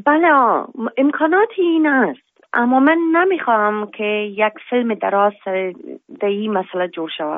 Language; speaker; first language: Persian; non-native, local second language; Pashto